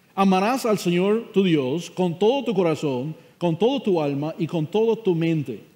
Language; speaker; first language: Spanish; non-native, fluent; English